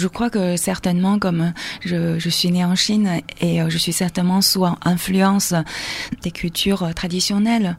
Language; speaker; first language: French; non-native, fluent; Chinese